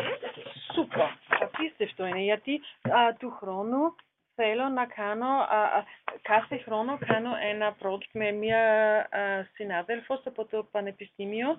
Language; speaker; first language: Greek; non-native, learner; German